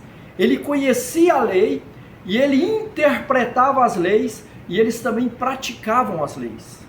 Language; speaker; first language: Portuguese; native; Portuguese